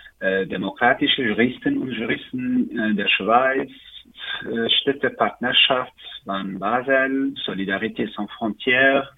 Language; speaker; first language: German; non-native, learner; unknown